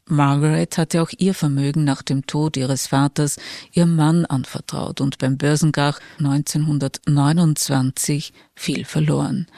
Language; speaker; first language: German; native; German